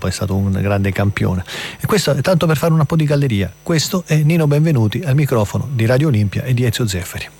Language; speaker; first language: Italian; native; Italian